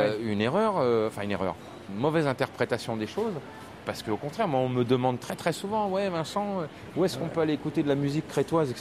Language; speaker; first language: French; native; French